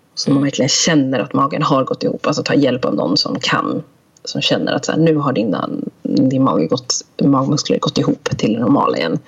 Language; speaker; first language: Swedish; early bilingual, other home language; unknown